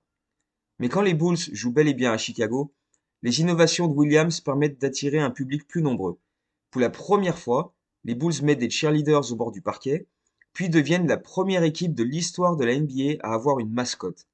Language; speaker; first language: French; native; French